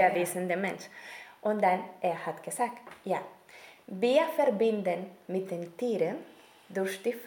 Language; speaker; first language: German; non-native, learner; Spanish